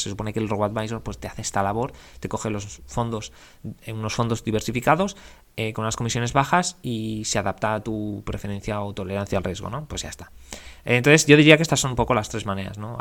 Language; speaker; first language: Spanish; native; Spanish